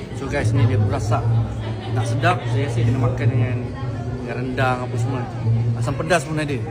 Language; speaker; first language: Malay; native; Malay